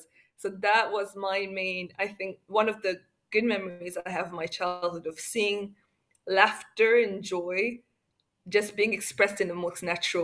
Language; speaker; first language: English; non-native, local second language; Kinyarwanda